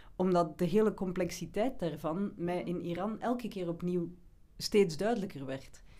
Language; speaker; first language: Dutch; native; Dutch